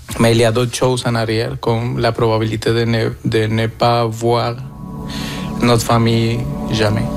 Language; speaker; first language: French; non-native, fluent; Spanish